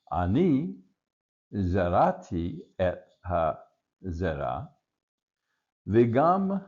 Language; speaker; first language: Hebrew; non-native, learner; English